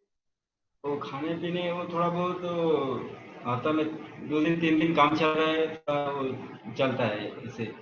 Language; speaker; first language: Hindi; non-native, local second language; Bangla